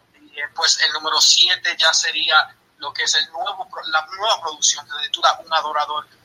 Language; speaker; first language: Spanish; early bilingual, heritage; Spanish